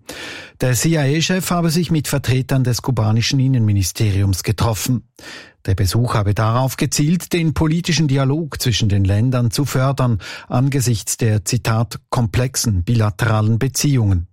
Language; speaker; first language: German; native; German